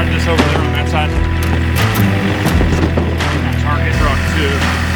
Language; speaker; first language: English; native; English